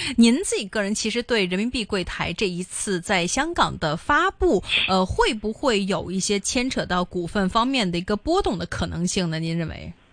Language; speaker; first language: Chinese; non-native, local second language; Cantonese